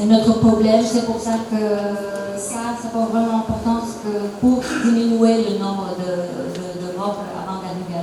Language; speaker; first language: French; non-native, learner; Indonesian